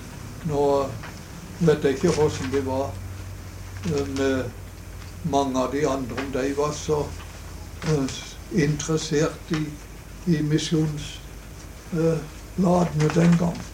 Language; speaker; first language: Norwegian; native; Norwegian